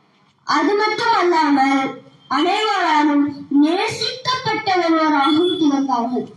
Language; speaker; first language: Tamil; native; Tamil